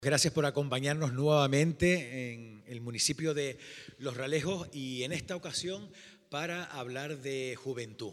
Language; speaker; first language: Spanish; native; Spanish